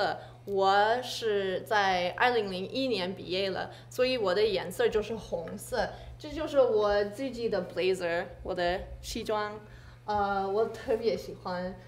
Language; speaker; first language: Chinese; non-native, fluent; English